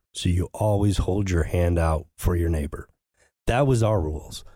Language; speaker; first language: English; native; English